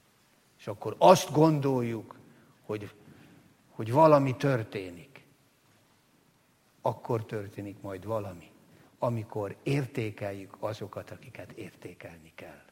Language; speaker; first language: Hungarian; native; Hungarian